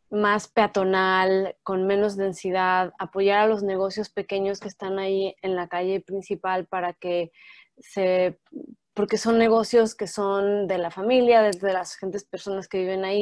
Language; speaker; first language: Spanish; early bilingual, heritage; Spanish